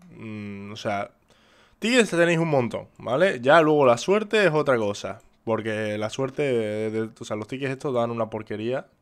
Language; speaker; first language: Spanish; native; Spanish